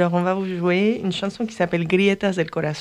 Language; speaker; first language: French; non-native, fluent; Spanish